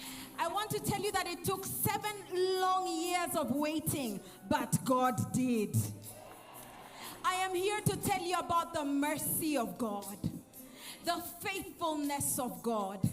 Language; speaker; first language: English; non-native, local second language; Swahili